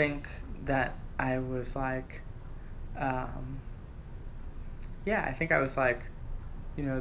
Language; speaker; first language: English; native; English